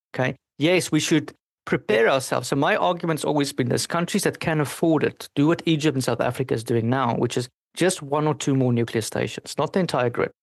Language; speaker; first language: English; non-native, local second language; Afrikaans